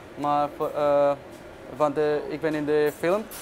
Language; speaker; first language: Dutch; non-native, learner; Spanish